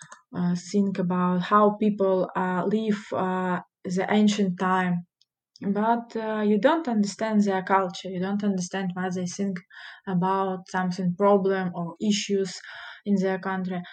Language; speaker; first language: English; non-native, learner; Russian